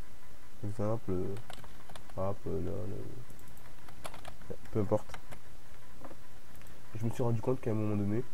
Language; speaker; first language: French; native; French